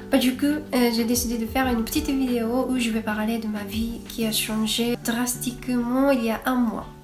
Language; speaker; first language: French; non-native, fluent; Japanese